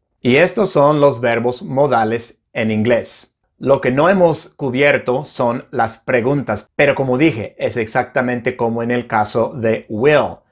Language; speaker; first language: Spanish; non-native, fluent; English